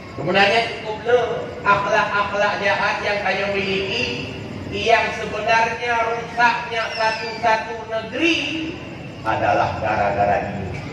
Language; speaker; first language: Malay; non-native, local second language; Achinese